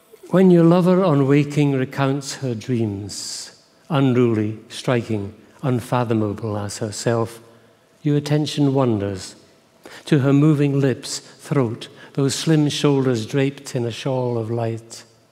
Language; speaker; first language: English; native; English